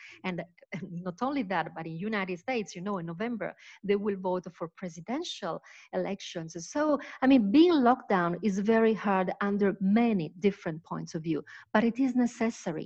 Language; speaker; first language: English; non-native, fluent; Italian